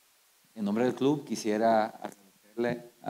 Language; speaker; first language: Spanish; native; Spanish